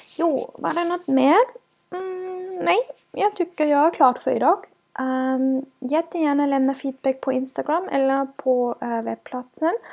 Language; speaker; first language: Swedish; non-native, fluent; German